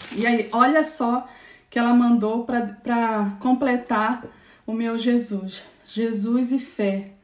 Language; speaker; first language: Portuguese; native; Portuguese